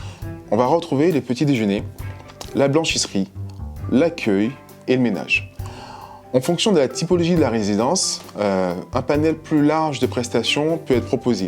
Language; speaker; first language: French; native; French